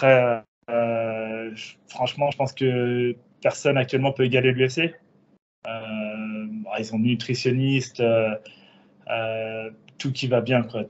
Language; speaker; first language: French; native; French